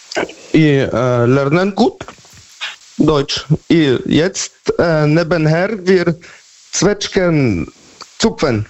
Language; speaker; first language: German; non-native, learner; Polish